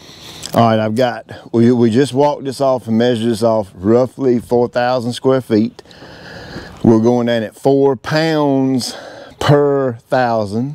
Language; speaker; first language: English; native; English